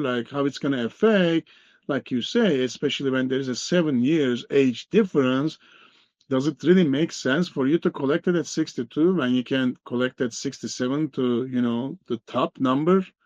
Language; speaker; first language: English; non-native, fluent; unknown